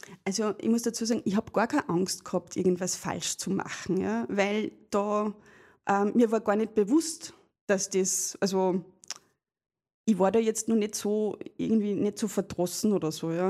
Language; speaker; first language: German; native; German